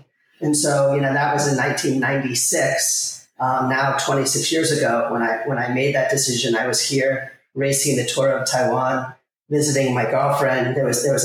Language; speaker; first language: English; native; English